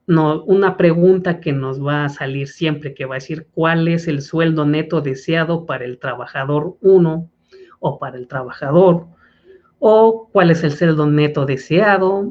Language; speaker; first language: Spanish; native; Spanish